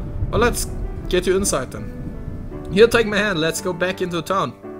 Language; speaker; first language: English; non-native, fluent; German